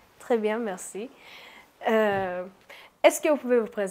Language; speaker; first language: French; non-native, learner; Turkish